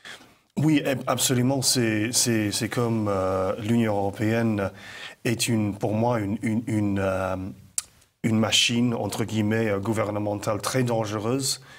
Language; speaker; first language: French; non-native, fluent; English